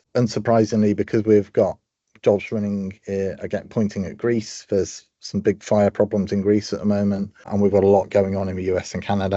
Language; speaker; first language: English; native; English